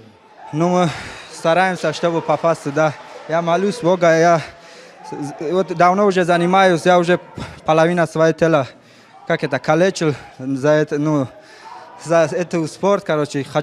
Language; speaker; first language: Russian; non-native, fluent; Tajik